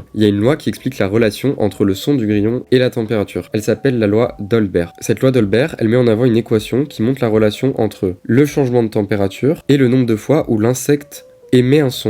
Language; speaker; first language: French; native; French